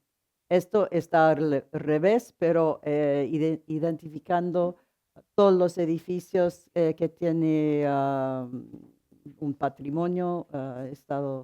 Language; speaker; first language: Spanish; non-native, fluent; English